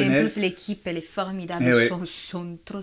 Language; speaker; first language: French; native; French